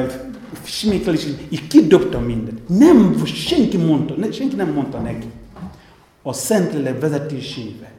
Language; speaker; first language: Hungarian; non-native, fluent; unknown